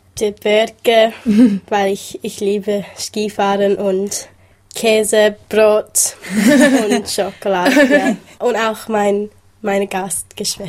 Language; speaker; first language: German; non-native, learner; English